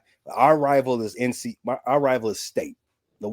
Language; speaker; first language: English; native; English